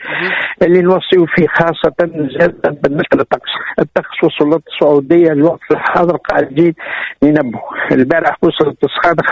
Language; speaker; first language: Arabic; native; Arabic